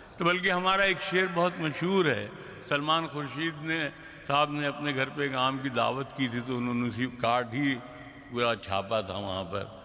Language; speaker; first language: Urdu; native; Urdu